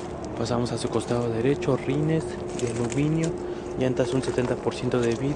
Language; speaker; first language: Spanish; native; Spanish